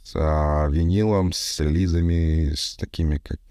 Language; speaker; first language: Russian; native; Russian